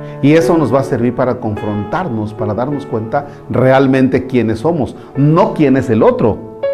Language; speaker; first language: Spanish; native; Spanish